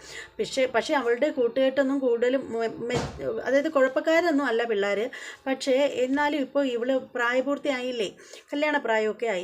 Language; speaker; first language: Malayalam; native; Malayalam